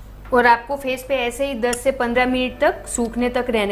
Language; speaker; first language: Hindi; native; Hindi